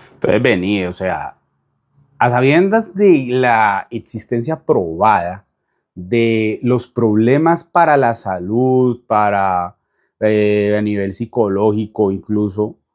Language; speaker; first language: Spanish; native; Spanish